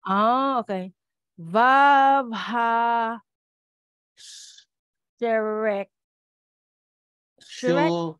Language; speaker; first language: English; non-native, local second language; Filipino